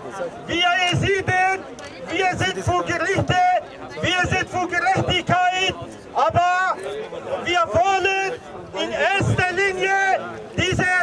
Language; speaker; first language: German; non-native, fluent; Kurdish